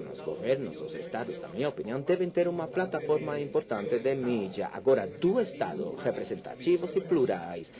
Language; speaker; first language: Portuguese; non-native, fluent; Spanish